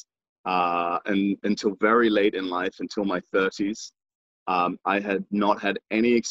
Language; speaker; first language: English; native; English